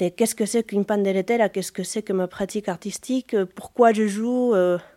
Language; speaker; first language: French; non-native, fluent; Spanish